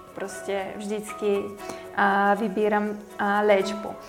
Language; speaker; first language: Czech; non-native, fluent; Bulgarian